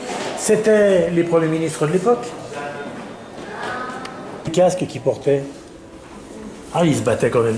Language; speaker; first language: French; native; French